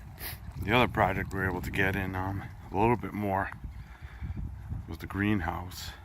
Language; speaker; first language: English; native; English